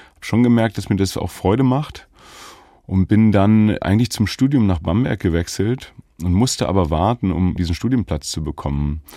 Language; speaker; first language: German; native; German